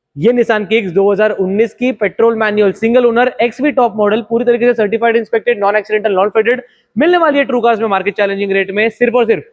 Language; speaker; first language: Hindi; non-native, local second language; Marathi